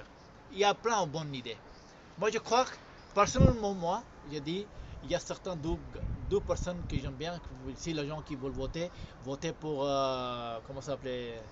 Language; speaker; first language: French; non-native, fluent; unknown